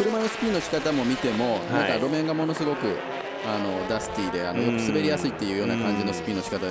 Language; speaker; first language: Japanese; native; Japanese